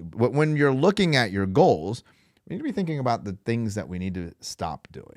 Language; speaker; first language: English; native; English